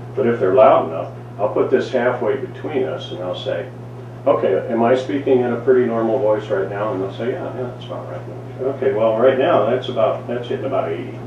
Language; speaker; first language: English; native; English